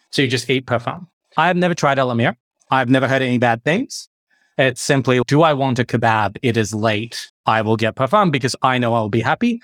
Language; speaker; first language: English; native; English